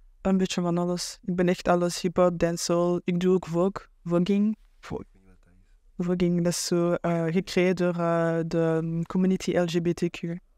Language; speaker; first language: Dutch; non-native, local second language; French